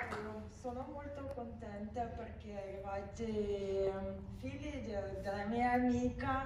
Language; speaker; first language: Italian; non-native, learner; Ukrainian